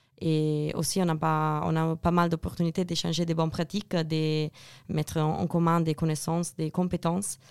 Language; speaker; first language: French; non-native, fluent; Italian